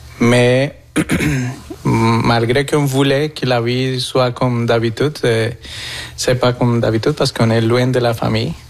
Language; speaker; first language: French; non-native, fluent; Spanish